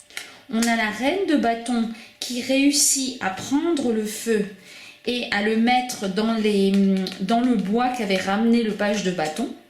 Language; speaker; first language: French; native; French